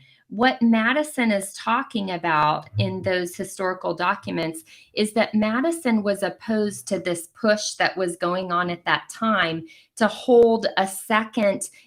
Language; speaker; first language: English; native; English